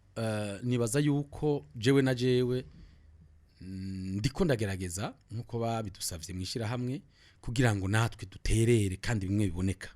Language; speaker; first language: Rundi; native; Rundi